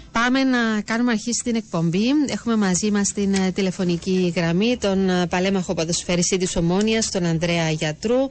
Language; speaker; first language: Greek; native; Greek